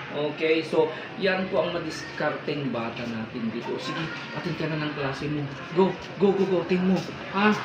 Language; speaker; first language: Filipino; native; Filipino